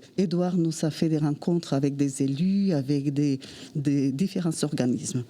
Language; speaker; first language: French; non-native, fluent; Spanish